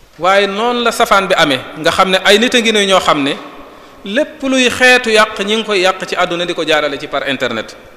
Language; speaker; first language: Wolof; native; Wolof